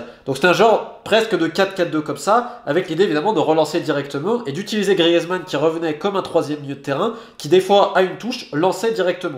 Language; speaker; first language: French; native; French